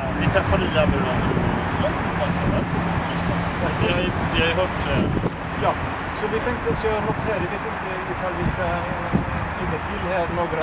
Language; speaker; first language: Swedish; non-native, fluent; Arabic